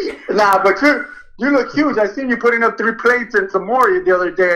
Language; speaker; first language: English; early bilingual, other home language; Spanish